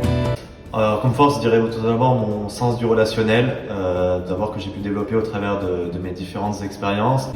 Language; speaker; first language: French; native; French